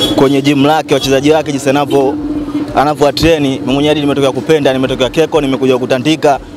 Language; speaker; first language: Swahili; native; Swahili